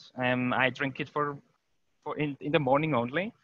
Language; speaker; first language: English; non-native, fluent; German